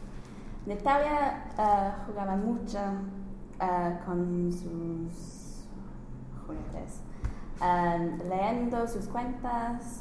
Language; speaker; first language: Spanish; non-native, learner; English